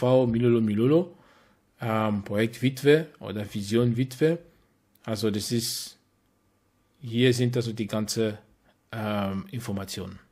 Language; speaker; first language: German; non-native, fluent; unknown